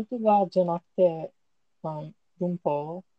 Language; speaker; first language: Japanese; non-native, learner; English